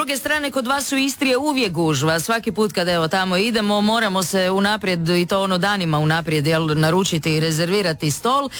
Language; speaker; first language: Serbian; native; Serbian